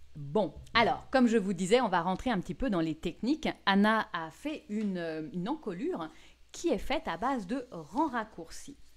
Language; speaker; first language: French; native; French